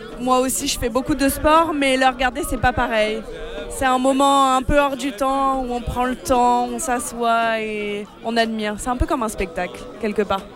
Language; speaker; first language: French; native; French